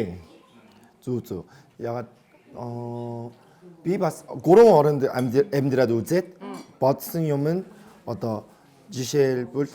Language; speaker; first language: Mongolian; non-native, fluent; Korean